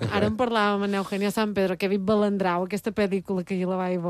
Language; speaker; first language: Catalan; native; Catalan